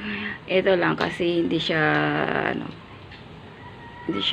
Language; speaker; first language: Filipino; native; Filipino